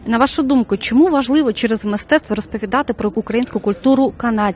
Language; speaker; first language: Ukrainian; native; Ukrainian